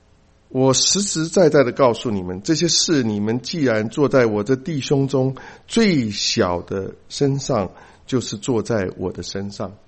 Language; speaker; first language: Chinese; native; Chinese